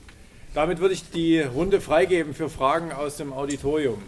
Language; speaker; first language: German; native; German